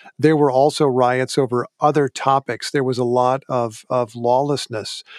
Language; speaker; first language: English; native; English